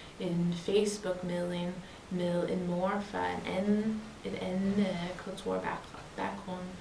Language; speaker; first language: Danish; non-native, learner; English